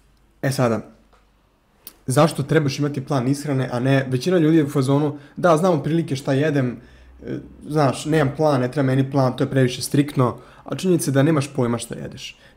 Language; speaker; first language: Serbian; native; Serbian